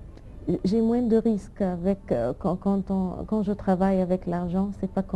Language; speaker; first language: French; non-native, fluent; Arabic